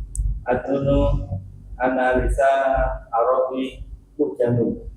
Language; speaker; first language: Arabic; non-native, learner; Indonesian